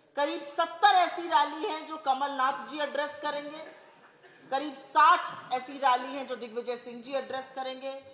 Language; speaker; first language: Hindi; native; Hindi